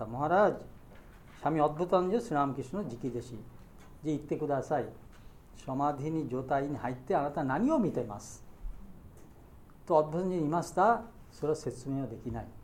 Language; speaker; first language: Japanese; non-native, learner; Bangla